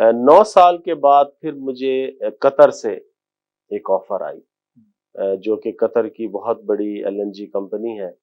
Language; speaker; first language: Urdu; non-native, local second language; Haryanvi